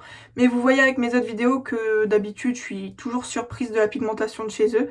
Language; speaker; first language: French; native; French